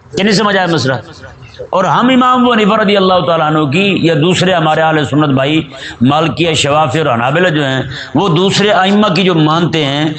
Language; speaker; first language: Urdu; non-native, local second language; Punjabi